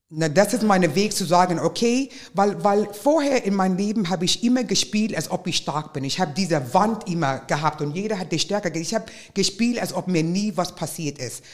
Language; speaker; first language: German; non-native, fluent; English